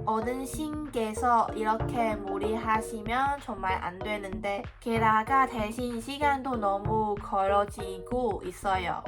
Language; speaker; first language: Korean; non-native, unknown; Cantonese